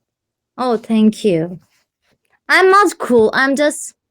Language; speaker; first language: English; non-native, learner; Turkish